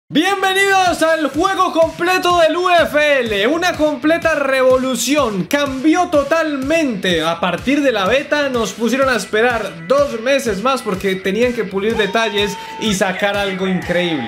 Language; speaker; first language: Spanish; native; Spanish